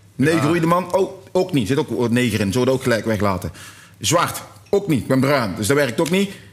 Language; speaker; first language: Dutch; native; Dutch